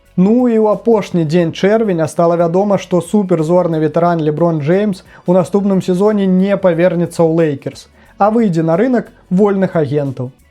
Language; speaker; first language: Belarusian; native; Belarusian